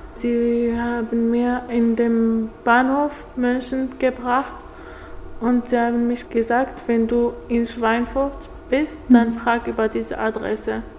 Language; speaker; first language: German; non-native, learner; Arabic